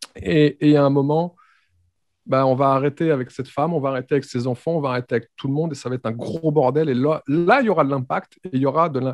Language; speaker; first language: French; native; French